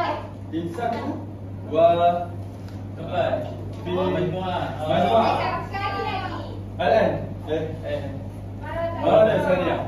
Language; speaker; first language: Arabic; non-native, learner; Malay